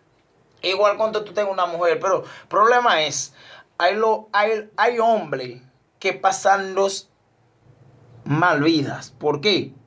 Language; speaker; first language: Spanish; non-native, learner; Haitian Creole